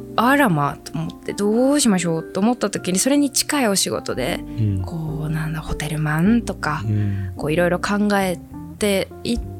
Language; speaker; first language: Japanese; native; Japanese